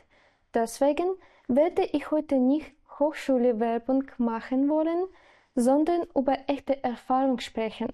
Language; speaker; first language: German; non-native, fluent; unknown